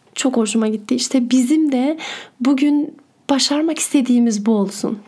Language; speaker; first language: Turkish; early bilingual, heritage; Turkish